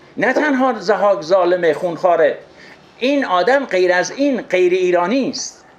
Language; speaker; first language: Persian; non-native, local second language; Kurdish